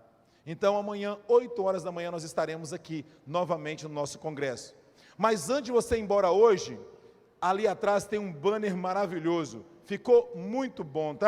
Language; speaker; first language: Portuguese; native; Portuguese